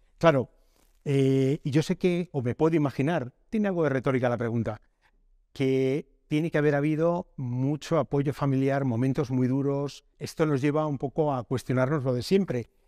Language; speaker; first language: Spanish; native; Spanish